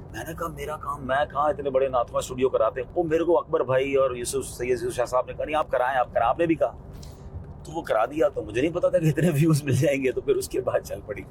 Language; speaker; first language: Urdu; non-native, local second language; Memoni